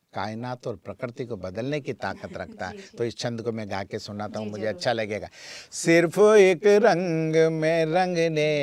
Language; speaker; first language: Hindi; native; Hindi